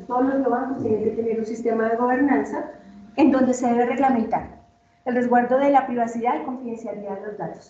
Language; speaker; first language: Spanish; native; Spanish